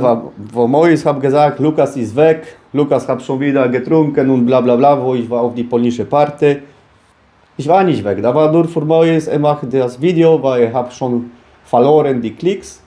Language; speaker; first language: German; non-native, learner; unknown